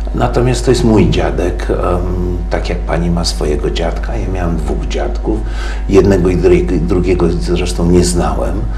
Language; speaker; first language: Polish; early bilingual, heritage; Polish